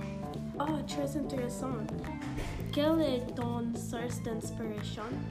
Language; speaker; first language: French; non-native, learner; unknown